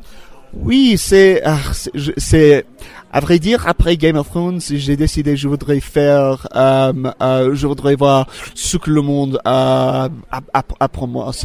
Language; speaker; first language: French; non-native, learner; English